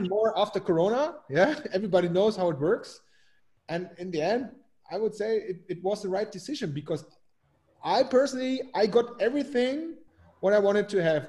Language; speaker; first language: English; non-native, fluent; German